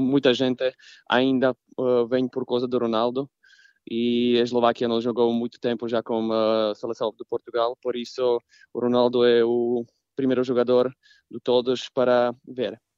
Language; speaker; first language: Portuguese; non-native, fluent; Slovak